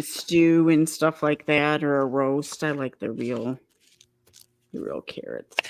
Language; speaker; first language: English; native; English